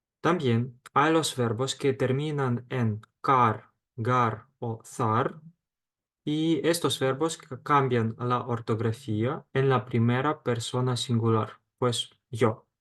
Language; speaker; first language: Spanish; non-native, fluent; Ukrainian